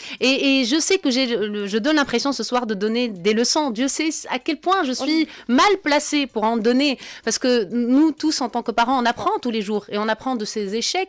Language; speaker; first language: French; non-native, local second language; Arabic